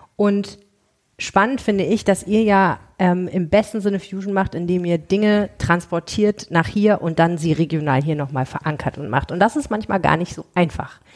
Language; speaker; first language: German; native; German